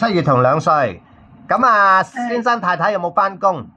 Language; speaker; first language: Cantonese; native; Cantonese